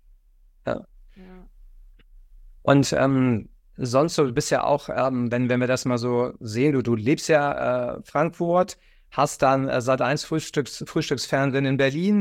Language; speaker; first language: German; native; German